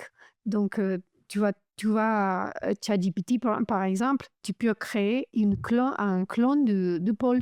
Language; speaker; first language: French; non-native, fluent; Romanian